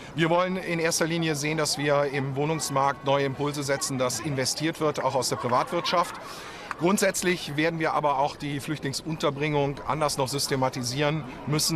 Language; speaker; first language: German; native; German